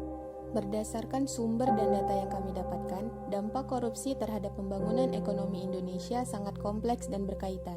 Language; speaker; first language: Indonesian; native; Indonesian